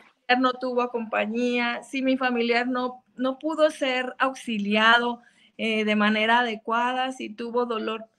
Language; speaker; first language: Spanish; native; Spanish